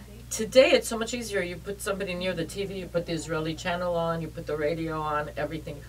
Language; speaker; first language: English; native; English